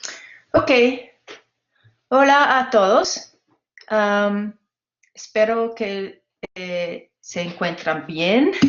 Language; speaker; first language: Spanish; non-native, fluent; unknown